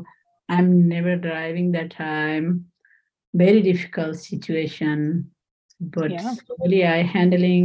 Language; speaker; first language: English; non-native, learner; Nepali